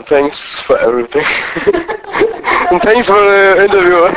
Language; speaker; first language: English; non-native, learner; German